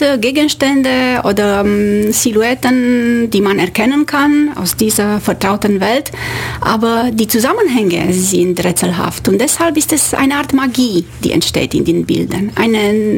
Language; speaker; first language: German; non-native, fluent; Romanian